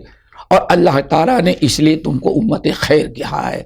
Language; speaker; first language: Urdu; native; Urdu